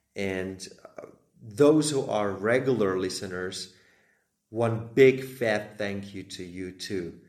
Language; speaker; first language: English; non-native, fluent; Slovak